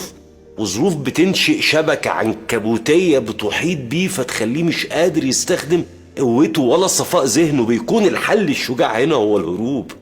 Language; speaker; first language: Arabic; native; Arabic